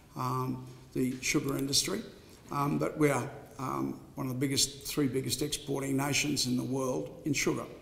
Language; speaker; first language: English; native; English